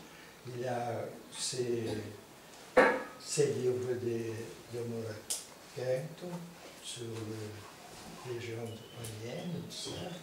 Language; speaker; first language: French; non-native, fluent; Portuguese